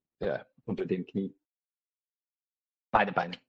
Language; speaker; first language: German; non-native, learner; English